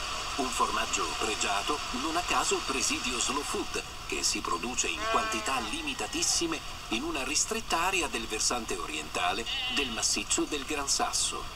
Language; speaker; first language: Italian; native; Italian